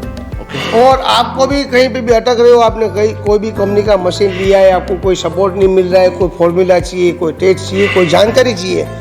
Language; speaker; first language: Hindi; non-native, local second language; Gujarati